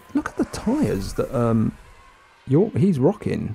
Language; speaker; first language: English; native; English